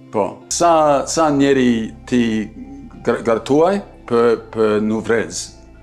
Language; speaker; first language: Albanian; non-native, learner; English